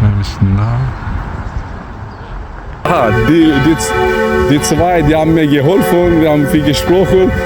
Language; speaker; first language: German; non-native, learner; Turkish